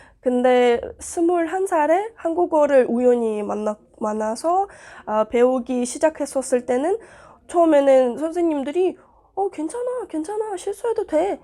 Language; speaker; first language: Korean; non-native, fluent; Azerbaijani